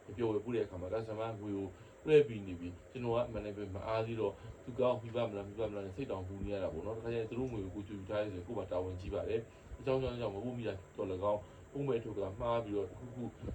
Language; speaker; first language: Burmese; native; Burmese